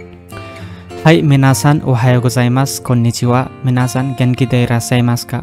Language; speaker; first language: Japanese; non-native, fluent; Indonesian